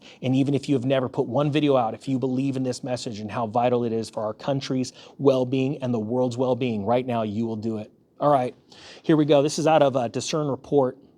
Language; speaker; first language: English; native; English